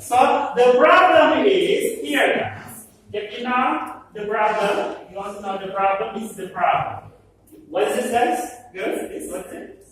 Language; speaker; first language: English; non-native, learner; Indonesian